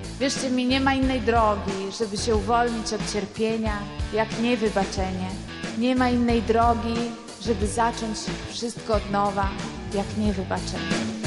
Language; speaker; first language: Polish; non-native, fluent; Italian